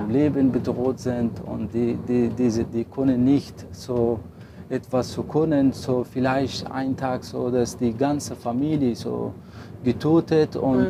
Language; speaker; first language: German; non-native, learner; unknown